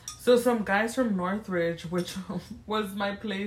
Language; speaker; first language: English; early bilingual, other home language; Spanish